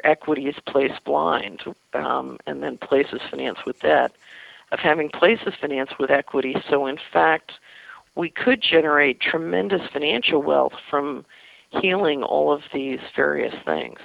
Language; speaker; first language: English; native; English